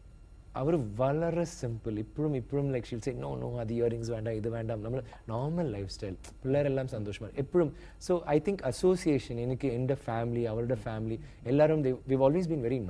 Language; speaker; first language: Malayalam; non-native, learner; Tamil